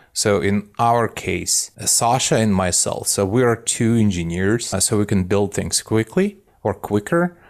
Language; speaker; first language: English; non-native, fluent; Russian